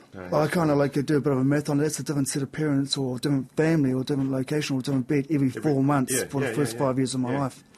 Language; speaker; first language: English; native; English